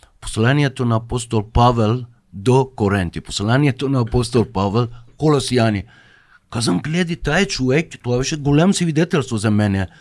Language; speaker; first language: Bulgarian; non-native, fluent; Persian